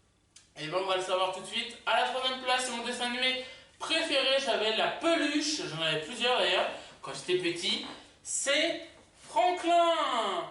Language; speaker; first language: French; native; French